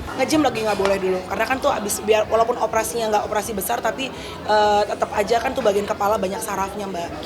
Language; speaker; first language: Indonesian; native; Indonesian